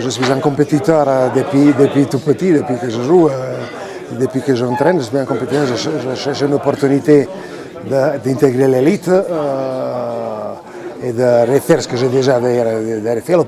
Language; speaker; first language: French; non-native, fluent; Croatian